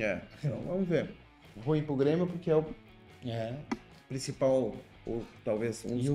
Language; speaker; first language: Portuguese; native; Portuguese